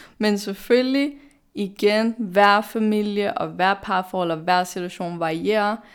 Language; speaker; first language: Danish; early bilingual, other home language; Arabic